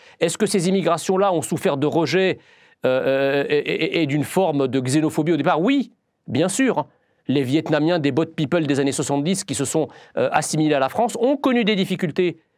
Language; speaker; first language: French; early bilingual, other home language; Arabic